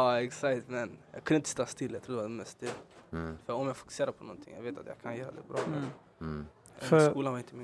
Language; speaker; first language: Swedish; early bilingual, other home language; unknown